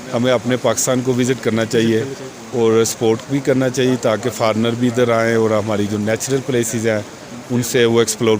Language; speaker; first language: Hindi; non-native, local second language; Punjabi